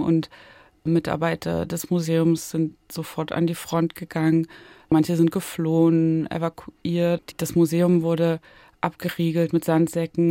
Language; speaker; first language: German; native; German